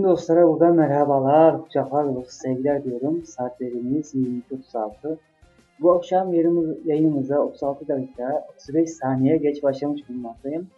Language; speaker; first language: Turkish; native; Turkish